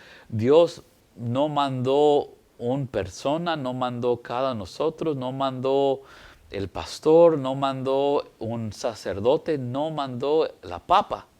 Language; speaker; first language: Spanish; early bilingual, heritage; English